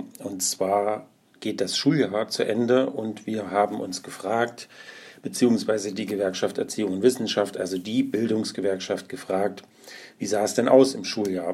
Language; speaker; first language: German; native; German